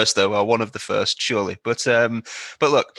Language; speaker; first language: English; native; English